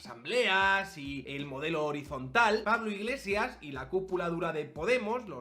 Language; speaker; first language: Spanish; native; Spanish